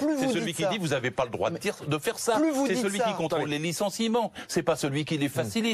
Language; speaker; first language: French; native; French